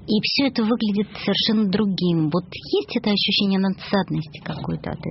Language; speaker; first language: Russian; native; Russian